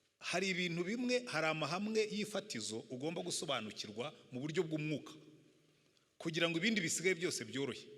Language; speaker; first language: Kinyarwanda; native; Kinyarwanda